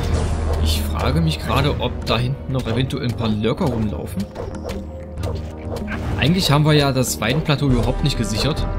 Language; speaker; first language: German; native; German